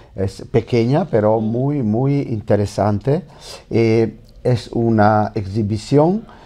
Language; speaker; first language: Spanish; non-native, learner; Italian